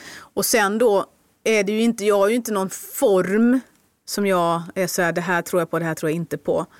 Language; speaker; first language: Swedish; native; Swedish